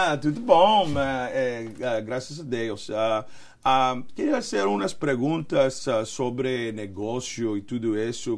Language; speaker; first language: Portuguese; non-native, learner; Spanish